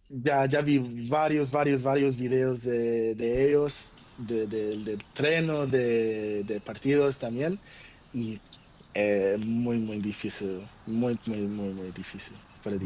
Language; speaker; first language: Spanish; non-native, learner; Portuguese